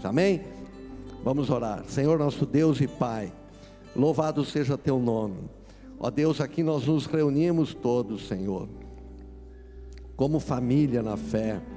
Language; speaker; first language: Portuguese; native; Portuguese